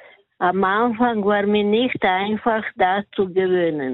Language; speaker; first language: German; non-native, learner; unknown